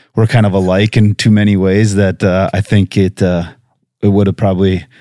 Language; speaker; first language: English; native; English